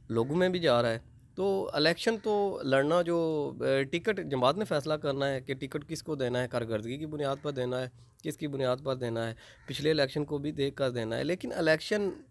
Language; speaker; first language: Urdu; non-native, local second language; Pahari-Potwari